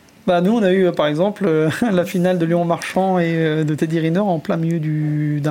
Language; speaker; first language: French; native; French